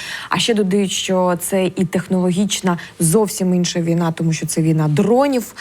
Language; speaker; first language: Ukrainian; native; Ukrainian